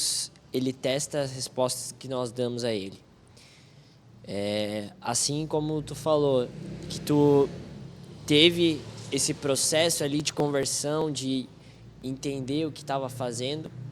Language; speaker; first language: Portuguese; native; Portuguese